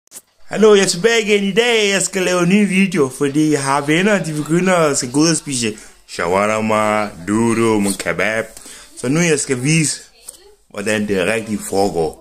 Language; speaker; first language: Danish; non-native, learner; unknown